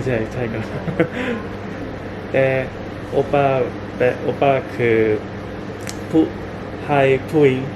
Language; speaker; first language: Thai; non-native, learner; Korean